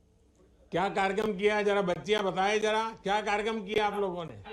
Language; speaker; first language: Hindi; non-native, local second language; Gujarati